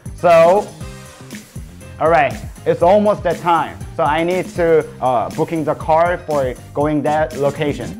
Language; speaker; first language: English; non-native, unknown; Korean